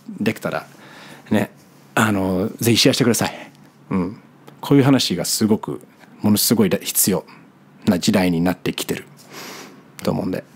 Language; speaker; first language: Japanese; non-native, fluent; English